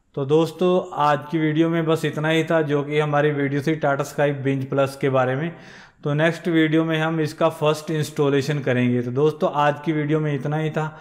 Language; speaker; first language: Hindi; non-native, local second language; Punjabi